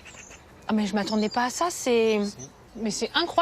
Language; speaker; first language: French; native; French